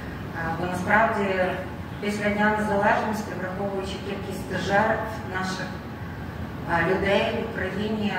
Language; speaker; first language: Ukrainian; native; Ukrainian